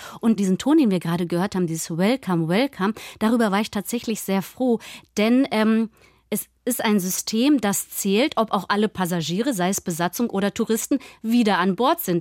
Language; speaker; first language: German; native; German